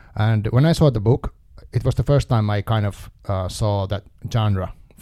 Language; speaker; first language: English; non-native, fluent; Finnish